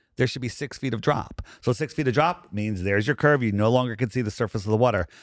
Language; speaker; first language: English; native; English